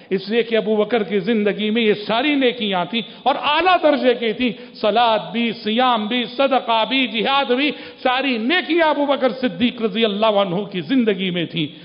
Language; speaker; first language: Urdu; native; Urdu